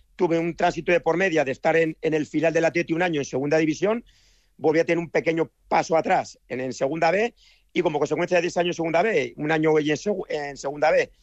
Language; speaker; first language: Spanish; native; Spanish